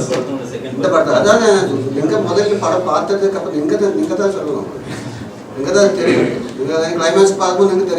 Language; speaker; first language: Tamil; non-native, learner; Malayalam